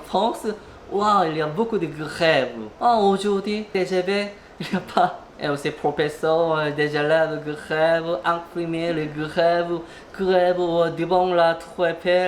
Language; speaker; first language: French; non-native, learner; Korean